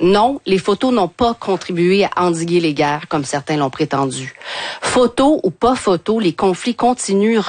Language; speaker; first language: French; native; French